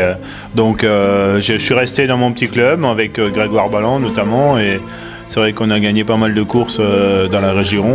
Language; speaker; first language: French; native; French